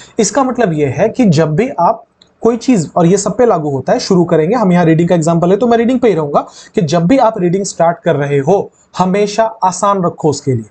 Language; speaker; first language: Hindi; native; Hindi